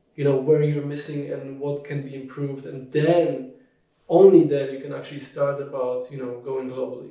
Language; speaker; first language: English; non-native, fluent; Polish